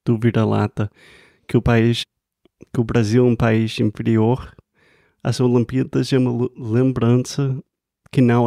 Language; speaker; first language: Portuguese; non-native, fluent; English